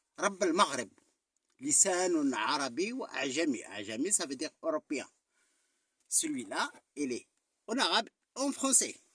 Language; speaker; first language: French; non-native, local second language; Arabic